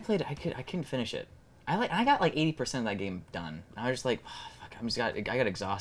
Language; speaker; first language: English; native; English